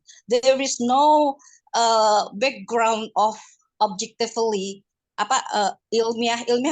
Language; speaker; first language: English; non-native, fluent; Indonesian